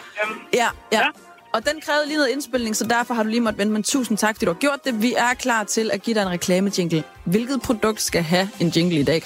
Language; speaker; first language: Danish; native; Danish